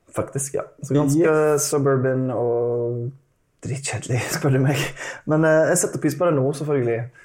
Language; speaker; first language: Swedish; non-native, fluent; English